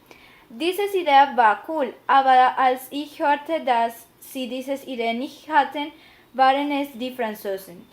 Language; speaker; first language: German; non-native, learner; Spanish